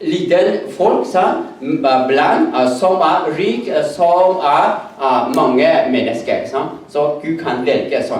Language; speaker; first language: Norwegian; non-native, learner; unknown